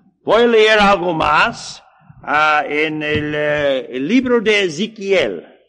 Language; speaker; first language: Spanish; non-native, fluent; English